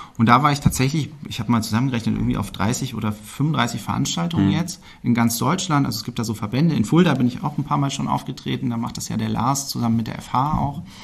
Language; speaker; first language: German; native; German